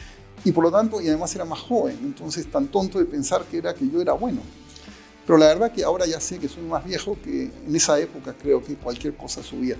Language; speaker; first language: Spanish; native; Spanish